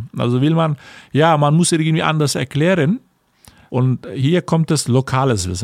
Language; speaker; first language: German; non-native, fluent; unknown